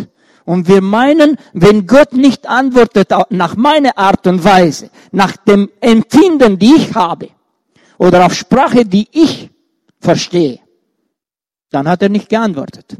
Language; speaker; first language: German; non-native, fluent; Romanian